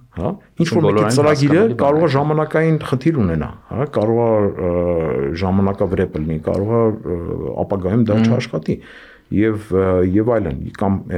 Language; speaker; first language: Armenian; native; Armenian